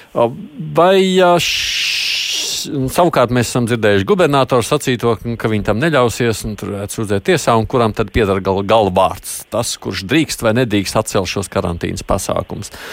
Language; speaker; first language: Latvian; native; Latvian